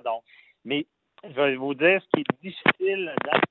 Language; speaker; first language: French; native; French